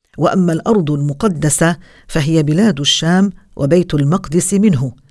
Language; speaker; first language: Arabic; native; Arabic